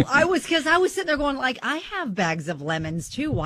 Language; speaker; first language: English; native; English